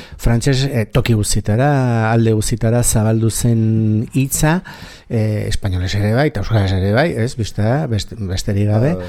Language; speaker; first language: Basque; native; Basque